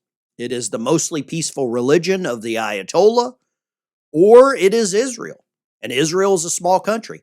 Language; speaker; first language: English; native; English